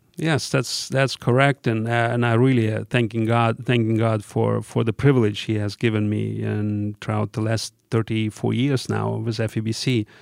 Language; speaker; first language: English; non-native, fluent; Russian